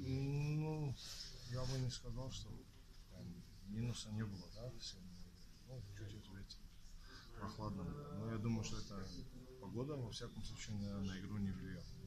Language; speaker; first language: Russian; non-native, learner; Georgian